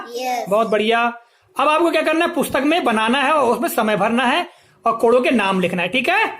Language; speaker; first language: Hindi; native; Hindi